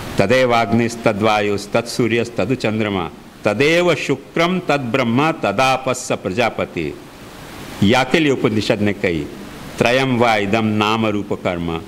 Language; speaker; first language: Hindi; native; Hindi